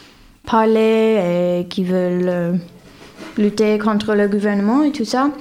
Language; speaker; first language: French; non-native, fluent; English